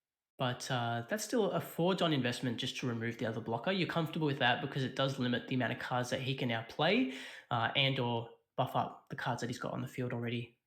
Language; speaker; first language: English; native; English